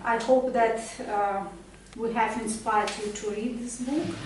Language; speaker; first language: English; non-native, fluent; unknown